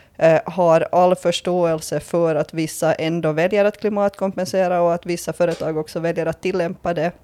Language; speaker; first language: Swedish; native; Swedish